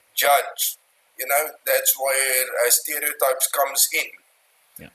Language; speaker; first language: English; non-native, local second language; Afrikaans